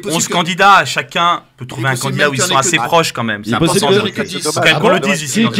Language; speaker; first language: French; native; French